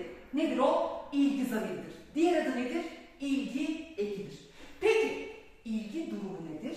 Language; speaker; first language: Turkish; native; Turkish